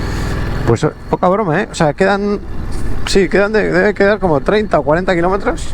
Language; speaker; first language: Spanish; native; Spanish